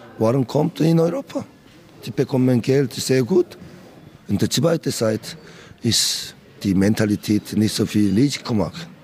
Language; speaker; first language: German; non-native, learner; Korean